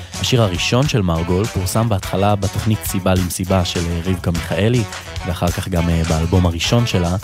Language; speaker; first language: Hebrew; native; Hebrew